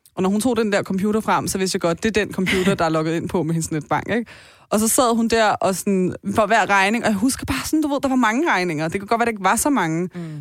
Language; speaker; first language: Danish; early bilingual, other home language; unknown